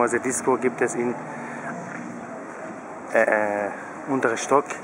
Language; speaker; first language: German; early bilingual, other home language; Turkish